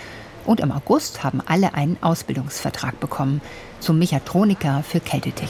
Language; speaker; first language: German; native; German